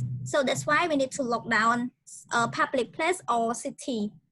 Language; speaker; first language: English; non-native, learner; Khmer